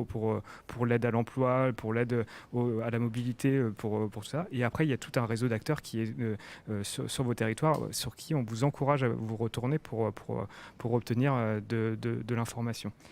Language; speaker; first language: French; native; French